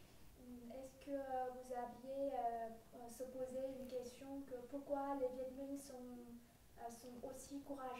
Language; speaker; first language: French; non-native, fluent; Vietnamese